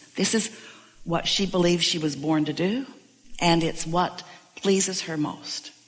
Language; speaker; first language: English; native; English